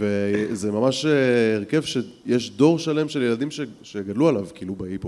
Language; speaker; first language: Hebrew; native; Hebrew